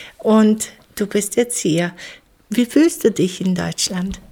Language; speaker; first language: German; native; German